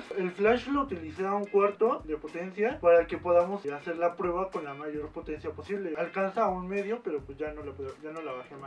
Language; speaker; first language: Spanish; native; Spanish